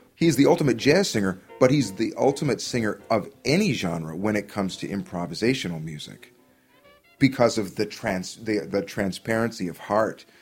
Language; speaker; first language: English; native; English